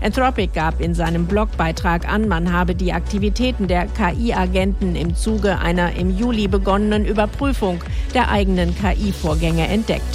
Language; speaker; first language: German; native; German